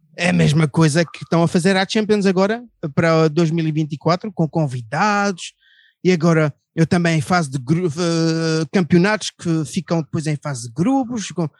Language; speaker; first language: Portuguese; non-native, fluent; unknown